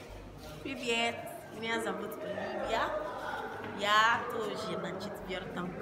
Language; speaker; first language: Russian; non-native, learner; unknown